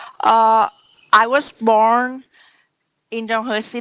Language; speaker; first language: English; non-native, learner; Vietnamese